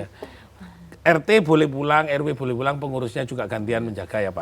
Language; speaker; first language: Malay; non-native, local second language; Javanese